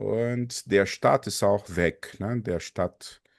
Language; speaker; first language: German; non-native, fluent; Portuguese